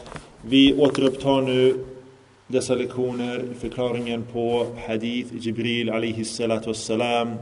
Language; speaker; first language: Swedish; early bilingual, other home language; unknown